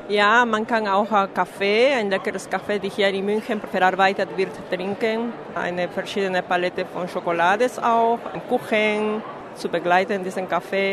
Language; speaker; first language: German; non-native, fluent; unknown